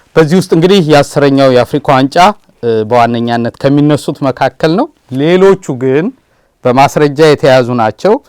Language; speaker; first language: Amharic; native; Amharic